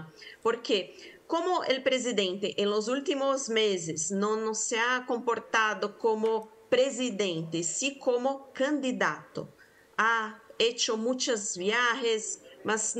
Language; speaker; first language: Spanish; non-native, fluent; Portuguese